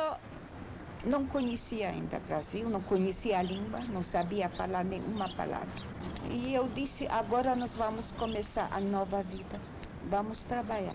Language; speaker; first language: Portuguese; non-native, fluent; German